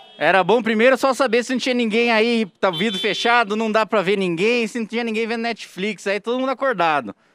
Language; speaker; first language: Portuguese; native; Portuguese